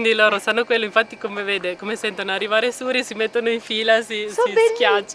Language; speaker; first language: Italian; native; Italian